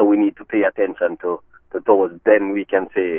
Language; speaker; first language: English; non-native, local second language; Jamaican Creole English